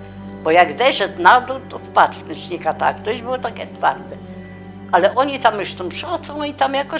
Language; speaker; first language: Polish; non-native, local second language; Kashubian